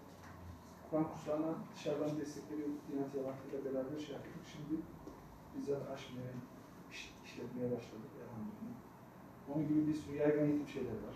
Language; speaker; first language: Turkish; native; Turkish